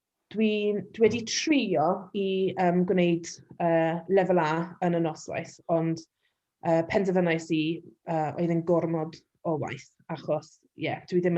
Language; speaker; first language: Welsh; non-native, local second language; English